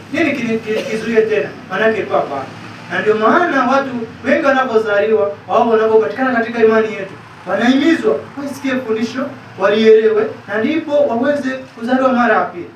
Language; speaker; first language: Swahili; native; Swahili